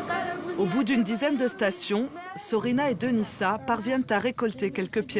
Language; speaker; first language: French; native; French